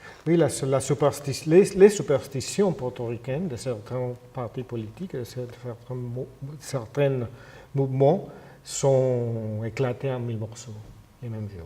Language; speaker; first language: French; non-native, fluent; Spanish